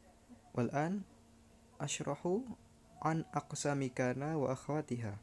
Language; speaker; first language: Arabic; non-native, learner; Indonesian